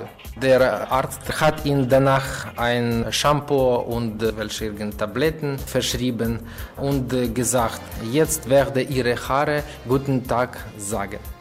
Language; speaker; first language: German; non-native, learner; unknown